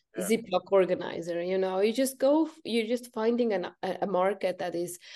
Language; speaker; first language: English; non-native, fluent; Estonian